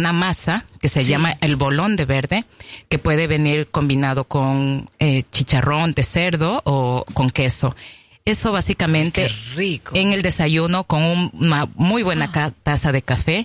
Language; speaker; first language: Spanish; native; Spanish